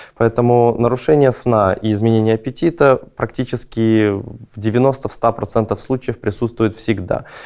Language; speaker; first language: Russian; native; Russian